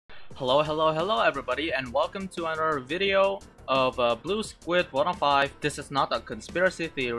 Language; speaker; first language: English; non-native, local second language; Filipino